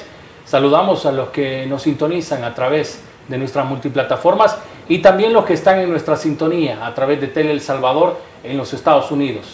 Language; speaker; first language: Spanish; native; Spanish